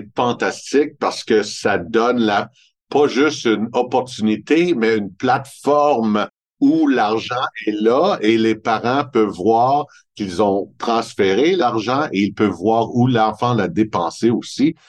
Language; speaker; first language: French; native; French